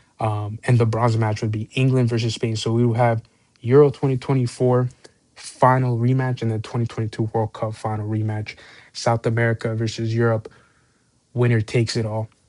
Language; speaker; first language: English; native; English